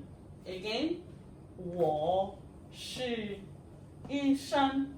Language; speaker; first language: Chinese; non-native, fluent; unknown